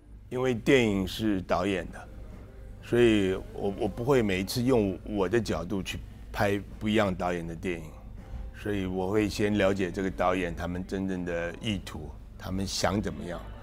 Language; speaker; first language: Chinese; native; Chinese